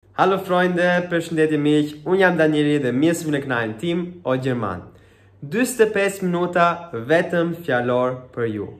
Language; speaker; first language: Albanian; native; Albanian